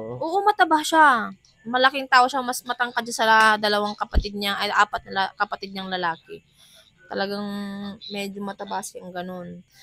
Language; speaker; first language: Filipino; non-native, local second language; Iloko